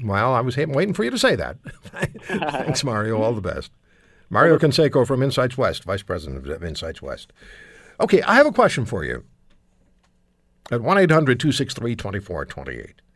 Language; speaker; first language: English; non-native, fluent; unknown